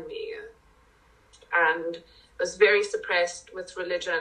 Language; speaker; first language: English; non-native, local second language; Afrikaans